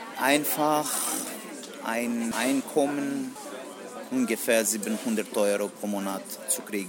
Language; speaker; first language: German; non-native, learner; Greek